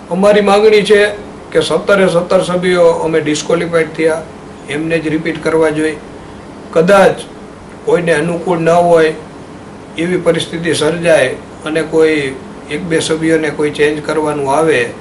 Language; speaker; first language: Gujarati; native; Gujarati